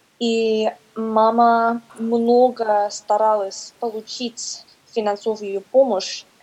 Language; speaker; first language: Russian; non-native, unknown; English